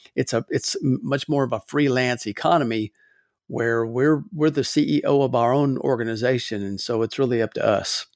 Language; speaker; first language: English; native; English